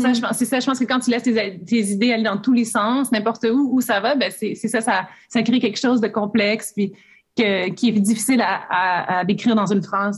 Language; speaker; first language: French; native; French